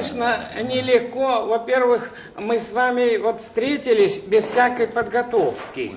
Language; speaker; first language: Russian; native; Russian